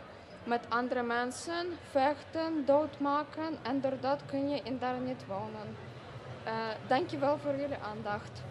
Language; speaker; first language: German; non-native, learner; Russian